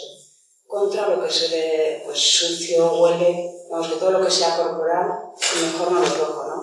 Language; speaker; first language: Spanish; native; Spanish